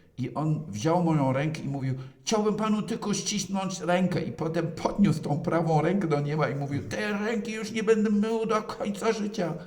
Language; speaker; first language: Polish; non-native, fluent; German